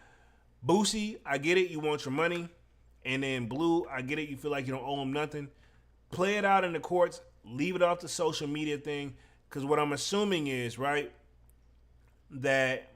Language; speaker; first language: English; native; English